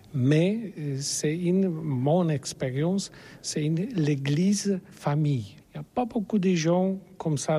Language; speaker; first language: French; non-native, learner; Polish